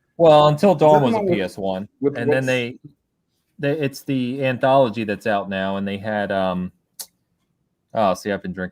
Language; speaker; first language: English; native; English